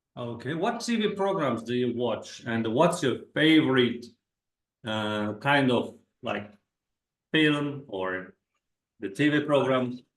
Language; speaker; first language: English; non-native, fluent; Kazakh